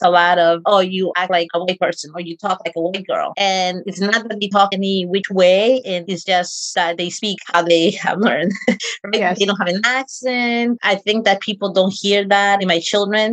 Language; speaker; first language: English; early bilingual, other home language; Spanish